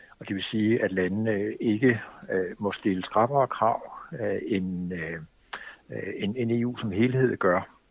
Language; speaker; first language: Danish; native; Danish